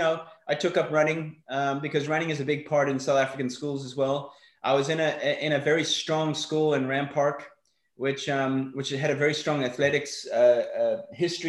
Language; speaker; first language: English; native; English